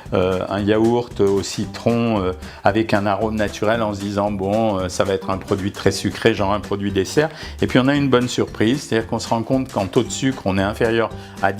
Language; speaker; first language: French; native; French